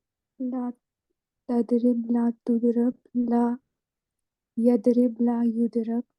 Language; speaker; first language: Arabic; non-native, learner; Urdu